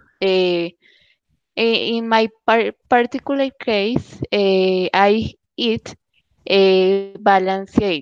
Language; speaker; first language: English; non-native, learner; Spanish